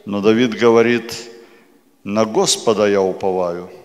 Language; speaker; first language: Polish; non-native, learner; Russian